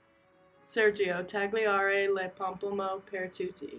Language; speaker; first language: Italian; non-native, learner; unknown